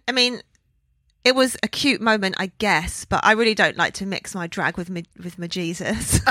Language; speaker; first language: English; native; English